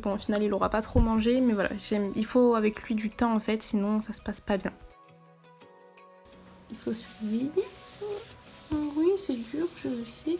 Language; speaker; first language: French; native; French